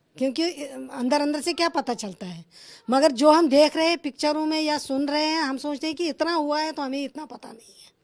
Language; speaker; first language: Hindi; non-native, local second language; Kashmiri